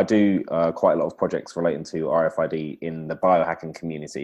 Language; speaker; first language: English; native; English